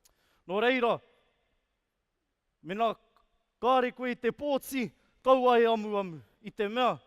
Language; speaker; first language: Māori; non-native, fluent; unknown